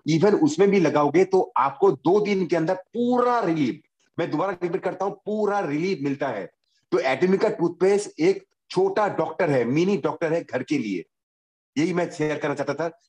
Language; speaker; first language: Hindi; non-native, local second language; Bangla